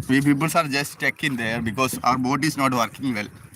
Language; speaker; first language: English; non-native, local second language; Malayalam